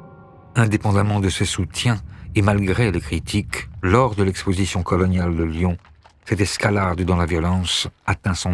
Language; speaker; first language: French; native; French